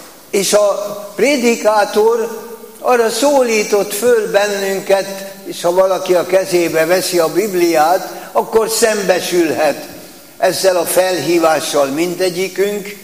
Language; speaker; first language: Hungarian; native; Hungarian